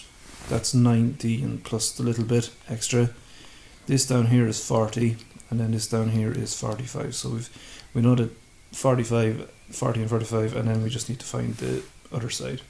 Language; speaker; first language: English; native; English